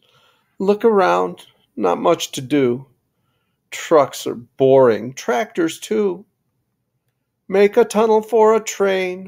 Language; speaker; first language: English; native; English